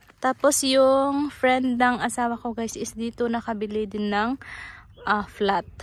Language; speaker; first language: Filipino; native; Filipino